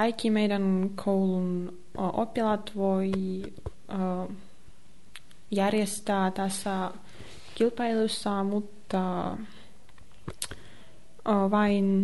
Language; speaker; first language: Finnish; non-native, learner; Russian